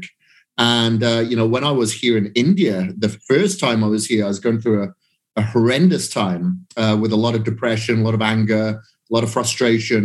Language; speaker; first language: English; native; English